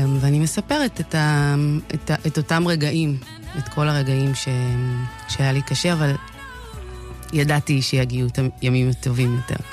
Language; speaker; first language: Hebrew; early bilingual, other home language; Amharic